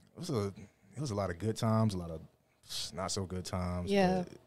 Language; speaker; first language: English; native; English